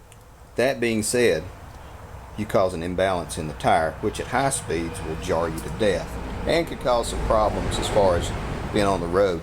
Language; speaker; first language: English; native; English